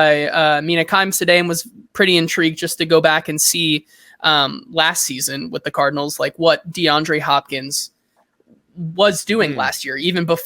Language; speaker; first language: English; native; English